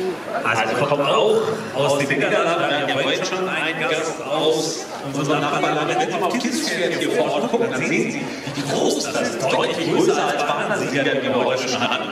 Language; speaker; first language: German; native; German